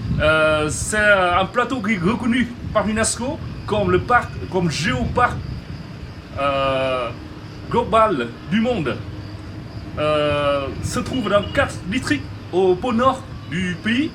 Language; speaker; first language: French; non-native, fluent; Vietnamese